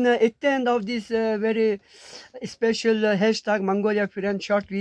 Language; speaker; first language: English; non-native, learner; Mongolian